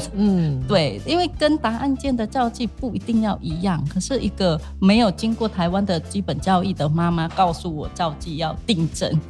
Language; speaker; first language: Chinese; non-native, fluent; Khmer